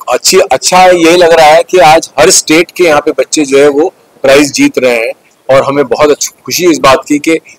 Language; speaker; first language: Hindi; native; Hindi